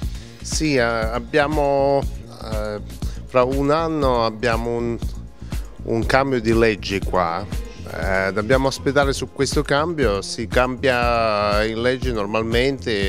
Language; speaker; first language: Italian; non-native, fluent; Russian